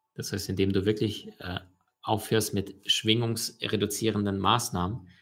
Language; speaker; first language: German; early bilingual, other home language; Russian